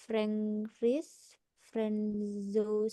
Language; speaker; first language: German; non-native, learner; Indonesian